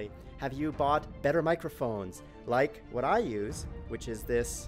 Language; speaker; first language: English; native; English